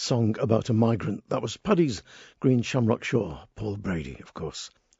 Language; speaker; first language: English; native; English